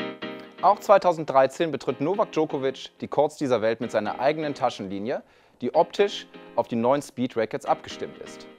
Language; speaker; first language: German; native; German